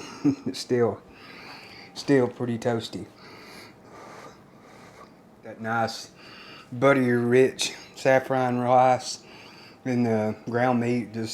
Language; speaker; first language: English; native; English